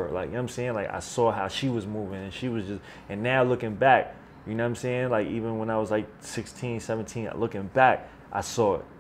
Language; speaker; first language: English; native; English